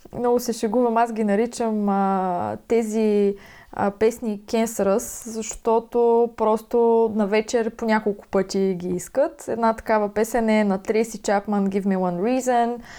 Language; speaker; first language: Bulgarian; native; Bulgarian